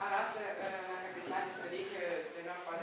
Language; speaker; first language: French; non-native, learner; Ukrainian